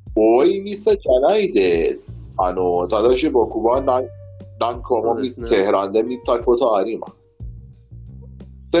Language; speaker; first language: Japanese; non-native, learner; Persian